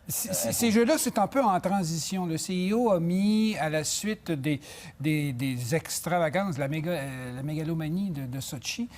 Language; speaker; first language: French; native; French